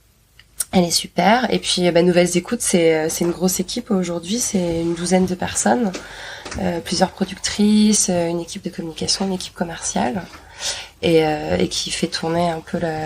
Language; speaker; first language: French; native; French